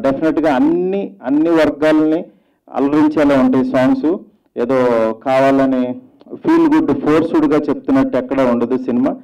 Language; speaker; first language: Telugu; native; Telugu